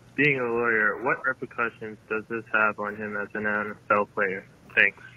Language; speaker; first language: English; native; English